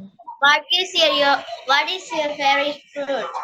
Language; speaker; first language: English; non-native, learner; Tamil